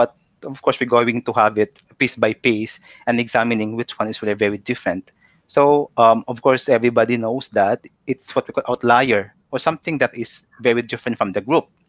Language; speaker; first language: English; non-native, local second language; Cebuano